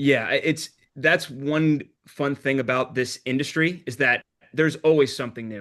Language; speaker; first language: English; native; English